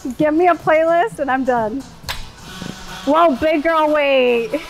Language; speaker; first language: English; early bilingual, other home language; Spanish